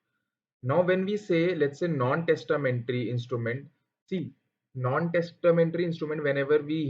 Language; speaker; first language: English; non-native, local second language; Hindi